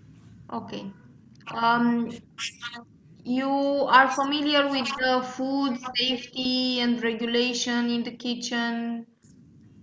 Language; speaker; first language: English; non-native, fluent; Romanian